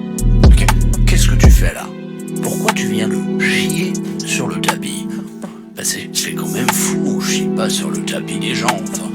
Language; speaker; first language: French; native; French